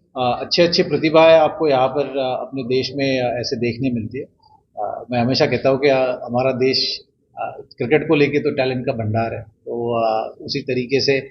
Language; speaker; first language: Hindi; non-native, local second language; Marathi